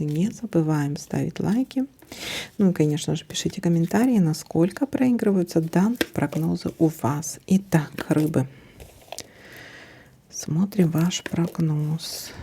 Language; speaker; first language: Russian; native; Russian